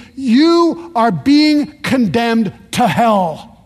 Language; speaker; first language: English; early bilingual, other home language; French